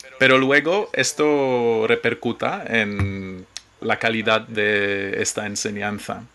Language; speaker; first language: Spanish; non-native, fluent; Polish